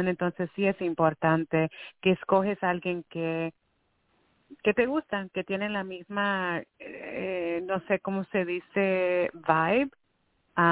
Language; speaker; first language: Spanish; early bilingual, heritage; Spanish